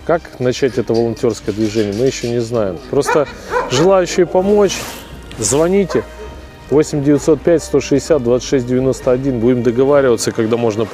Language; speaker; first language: Russian; native; Russian